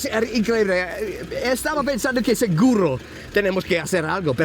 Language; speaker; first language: Spanish; non-native, learner; English